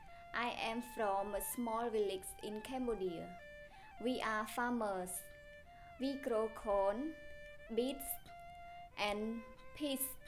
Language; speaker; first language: English; non-native, learner; Khmer